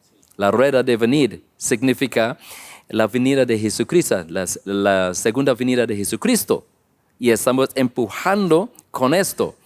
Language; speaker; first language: Spanish; non-native, learner; English